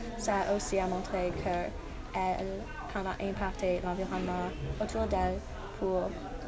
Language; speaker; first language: French; non-native, learner; English